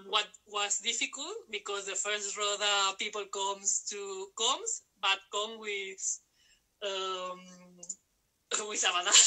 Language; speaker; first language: English; non-native, learner; Spanish